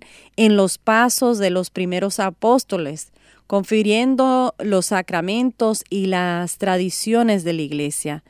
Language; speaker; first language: Spanish; native; Spanish